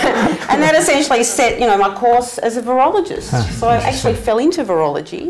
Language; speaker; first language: English; native; English